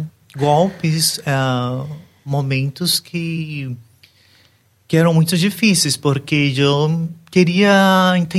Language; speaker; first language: Spanish; non-native, learner; Portuguese